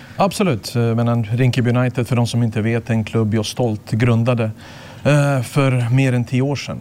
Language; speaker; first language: Swedish; early bilingual, other home language; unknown